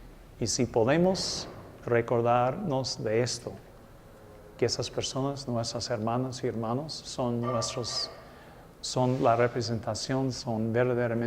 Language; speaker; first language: Spanish; non-native, fluent; English